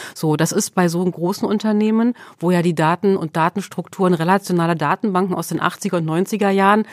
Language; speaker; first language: German; early bilingual, other home language; Swedish